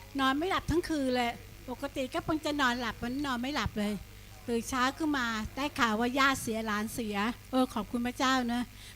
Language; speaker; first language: Thai; native; Thai